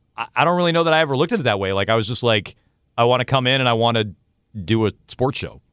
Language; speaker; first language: English; native; English